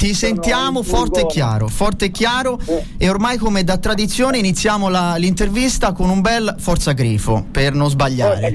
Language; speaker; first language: Italian; native; Italian